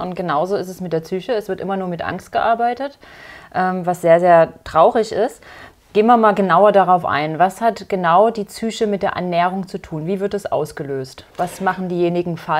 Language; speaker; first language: German; native; German